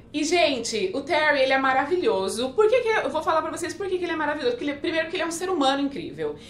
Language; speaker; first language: Portuguese; native; Portuguese